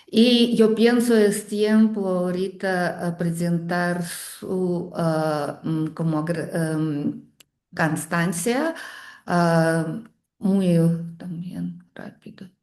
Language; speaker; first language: Spanish; non-native, fluent; Russian